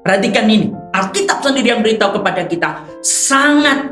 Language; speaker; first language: Indonesian; native; Indonesian